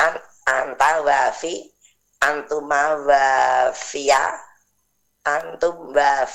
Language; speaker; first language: Arabic; non-native, learner; Indonesian